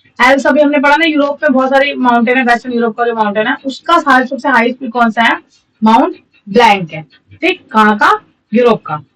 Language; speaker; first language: Hindi; native; Hindi